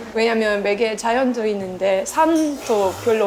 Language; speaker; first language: Korean; non-native, learner; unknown